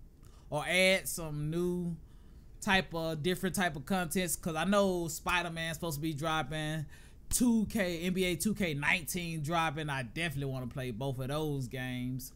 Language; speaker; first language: English; native; English